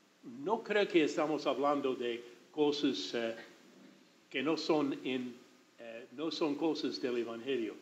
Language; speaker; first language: Spanish; non-native, fluent; English